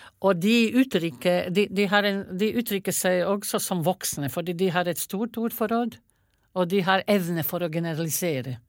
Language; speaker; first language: Norwegian; non-native, fluent; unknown